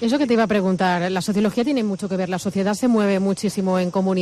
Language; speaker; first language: Spanish; native; Spanish